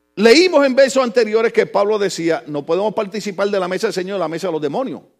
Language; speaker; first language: Spanish; native; Spanish